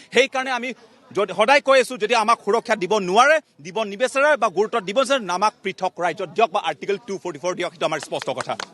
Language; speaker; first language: Assamese; non-native, local second language; Karbi